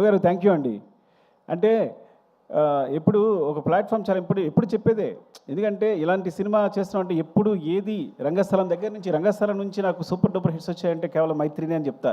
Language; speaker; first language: Telugu; native; Telugu